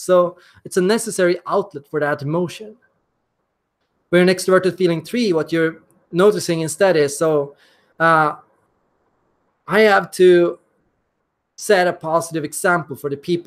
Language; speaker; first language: English; non-native, fluent; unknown